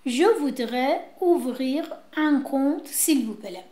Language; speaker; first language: French; non-native, fluent; Persian